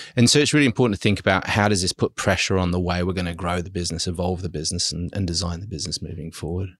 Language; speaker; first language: English; early bilingual, other home language; German